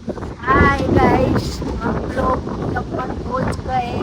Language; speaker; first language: Hindi; non-native, local second language; Gujarati